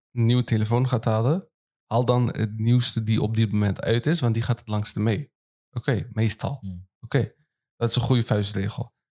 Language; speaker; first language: Dutch; early bilingual, other home language; Turkish